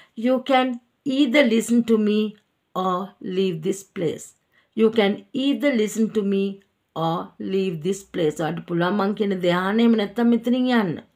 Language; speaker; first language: English; non-native, local second language; Sinhala